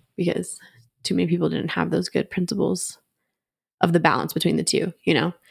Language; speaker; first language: English; native; English